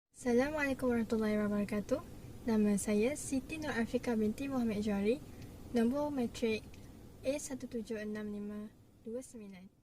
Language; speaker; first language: Malay; native; Malay